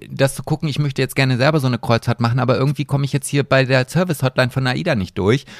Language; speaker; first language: German; native; German